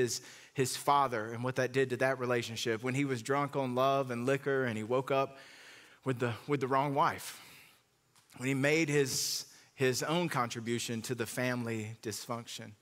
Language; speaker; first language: English; native; English